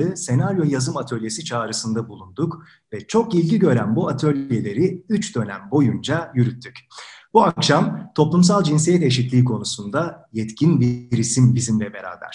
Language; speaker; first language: Turkish; native; Turkish